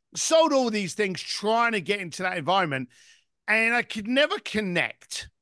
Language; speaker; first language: English; native; English